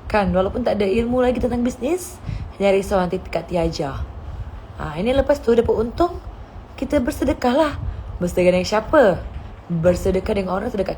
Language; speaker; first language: Malay; native; Malay